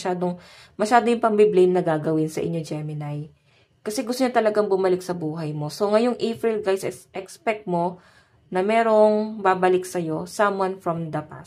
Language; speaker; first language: Filipino; native; Filipino